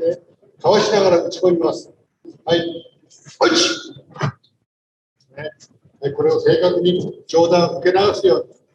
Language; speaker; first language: Japanese; native; Japanese